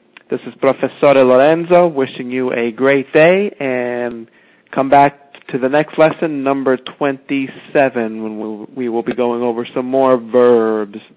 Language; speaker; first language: English; native; English